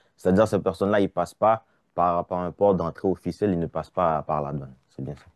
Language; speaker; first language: French; non-native, local second language; Haitian Creole